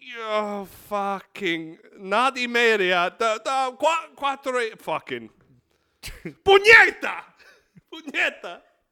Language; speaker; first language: Spanish; non-native, learner; English